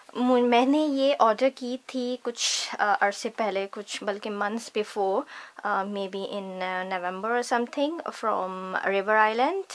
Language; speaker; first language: Hindi; native; Hindi